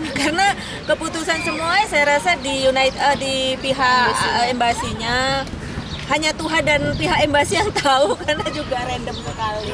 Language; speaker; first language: Indonesian; native; Indonesian